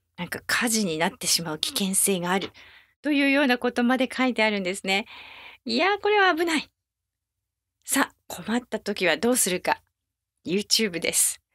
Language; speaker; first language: Japanese; native; Japanese